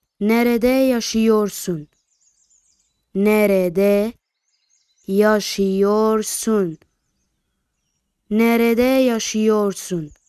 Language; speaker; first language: Turkish; non-native, fluent; Arabic